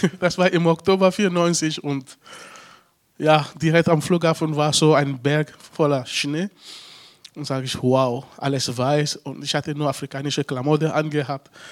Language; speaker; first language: German; non-native, fluent; Ewe